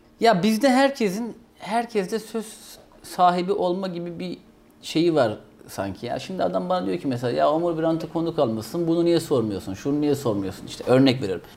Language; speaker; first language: Turkish; native; Turkish